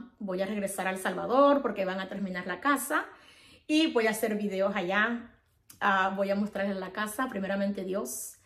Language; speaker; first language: Spanish; native; Spanish